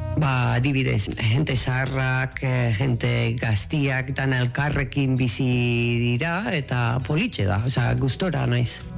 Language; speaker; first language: Basque; non-native, local second language; Spanish